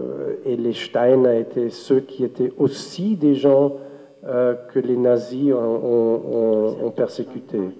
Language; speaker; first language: French; non-native, fluent; German